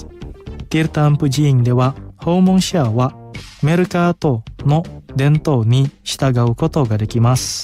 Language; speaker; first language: Japanese; non-native, fluent; Indonesian